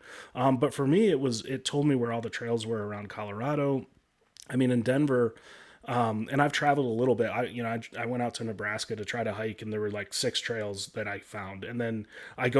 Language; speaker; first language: English; native; English